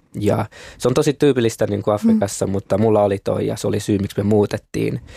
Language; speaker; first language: Finnish; early bilingual, other home language; Kinyarwanda